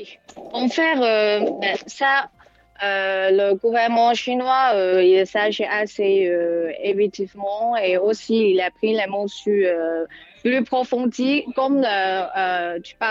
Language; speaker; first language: French; non-native, fluent; Chinese